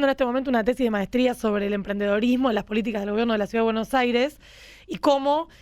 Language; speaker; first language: Spanish; native; Spanish